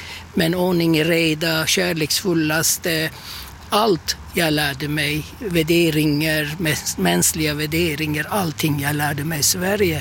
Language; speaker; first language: Swedish; non-native, fluent; Turkish